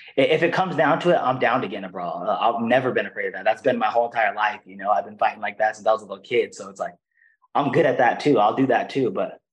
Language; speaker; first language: English; non-native, fluent; Portuguese